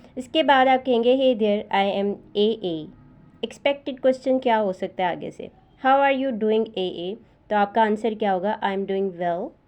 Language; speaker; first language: Urdu; native; Urdu